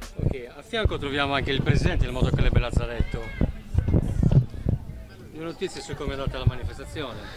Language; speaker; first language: Italian; native; Italian